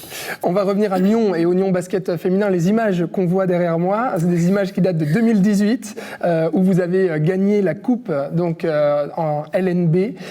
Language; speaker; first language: French; native; French